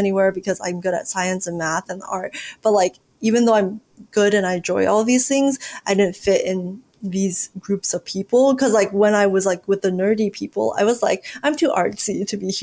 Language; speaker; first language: English; native; English